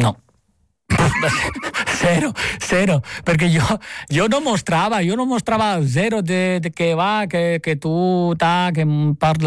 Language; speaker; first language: Catalan; non-native, fluent; Chinese